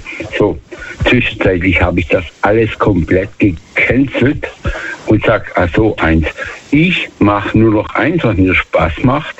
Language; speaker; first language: German; native; German